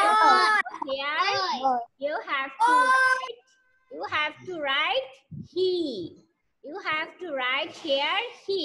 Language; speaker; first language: English; non-native, learner; Bangla